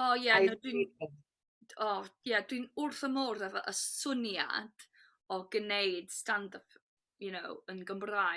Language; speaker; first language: Welsh; non-native, local second language; English